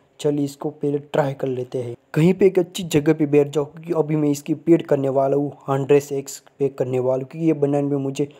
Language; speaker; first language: Hindi; non-native, local second language; Gujarati